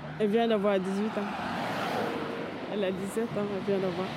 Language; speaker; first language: French; non-native, learner; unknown